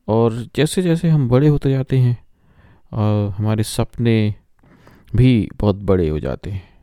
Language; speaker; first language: Hindi; native; Hindi